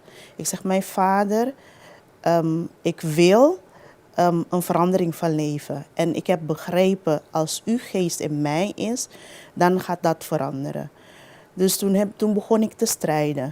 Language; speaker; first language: Dutch; non-native, local second language; Papiamento